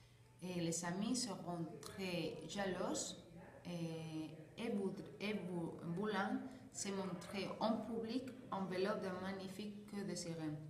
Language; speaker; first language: French; non-native, learner; Spanish